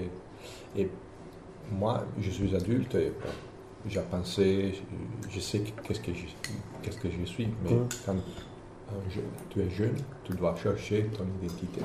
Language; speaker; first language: French; non-native, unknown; Italian